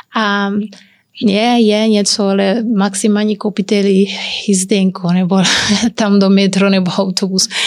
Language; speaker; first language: Czech; non-native, learner; Kabuverdianu